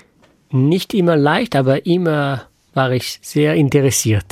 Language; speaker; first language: German; non-native, fluent; French